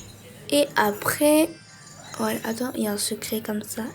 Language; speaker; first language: French; native; French